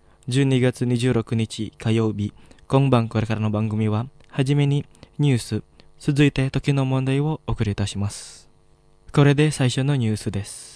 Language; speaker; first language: Japanese; non-native, fluent; Indonesian